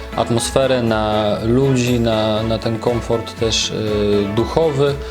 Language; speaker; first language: Polish; native; Polish